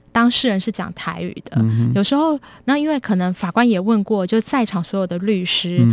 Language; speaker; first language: Chinese; non-native, local second language; Min Nan Chinese